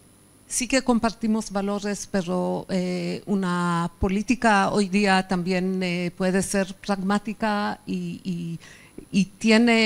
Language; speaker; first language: Spanish; non-native, fluent; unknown